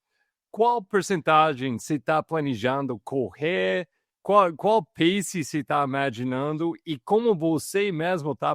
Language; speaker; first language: Portuguese; non-native, fluent; English